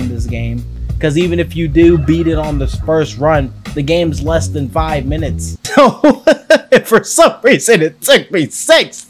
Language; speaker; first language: English; native; English